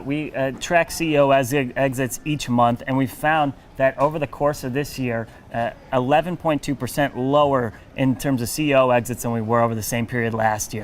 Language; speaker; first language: English; native; English